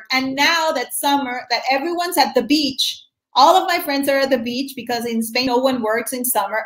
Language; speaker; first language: English; non-native, fluent; Spanish